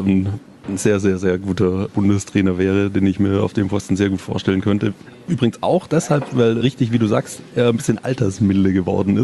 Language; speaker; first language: German; native; German